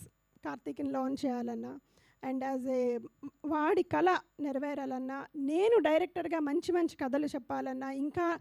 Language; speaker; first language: Telugu; native; Telugu